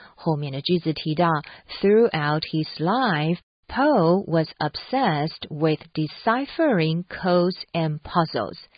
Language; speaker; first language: English; non-native, fluent; Chinese